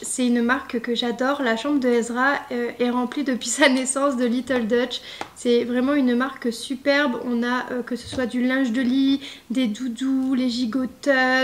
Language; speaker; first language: French; native; French